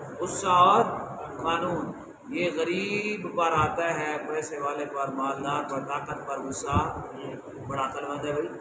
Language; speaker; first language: Urdu; non-native, local second language; Punjabi